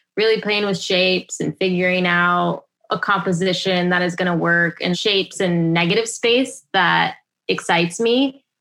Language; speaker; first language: English; native; English